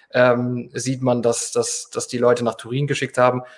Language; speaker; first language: German; non-native, fluent; Spanish